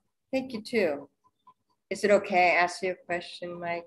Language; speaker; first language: English; native; English